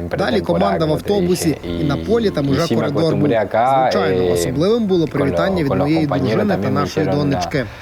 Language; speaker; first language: Ukrainian; non-native, learner; Spanish